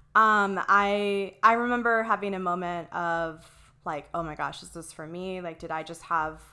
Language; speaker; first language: English; native; English